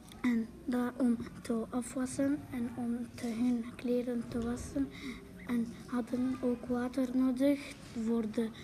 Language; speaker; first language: Dutch; non-native, local second language; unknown